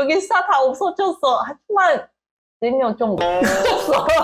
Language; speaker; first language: Korean; non-native, learner; Chinese